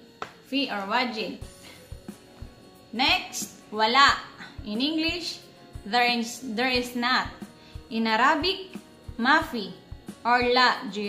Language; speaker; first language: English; non-native, local second language; Filipino